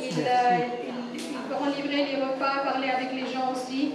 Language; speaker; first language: French; non-native, fluent; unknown